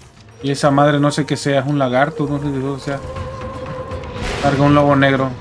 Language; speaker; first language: Spanish; native; Spanish